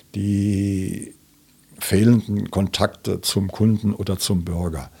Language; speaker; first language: German; native; German